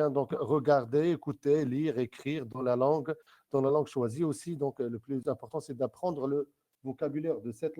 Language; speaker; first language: French; non-native, local second language; Arabic